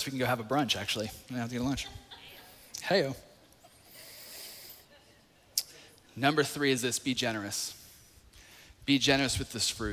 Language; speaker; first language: English; native; English